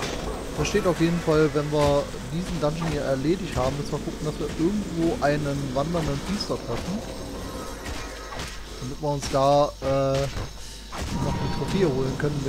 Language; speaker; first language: German; native; German